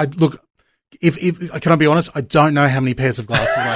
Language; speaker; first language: English; native; English